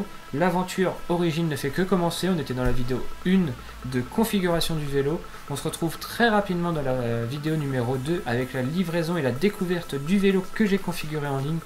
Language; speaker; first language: French; native; French